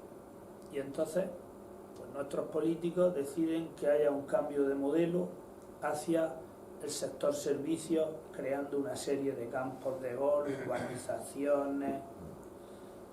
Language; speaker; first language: Spanish; native; Spanish